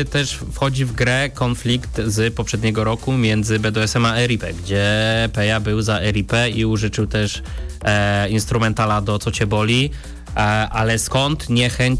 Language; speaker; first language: Polish; native; Polish